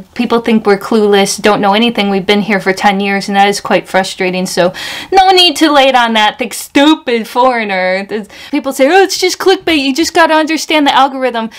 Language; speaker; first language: English; native; English